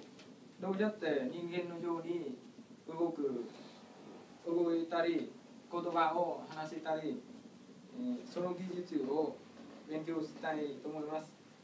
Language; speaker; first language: Japanese; non-native, learner; Vietnamese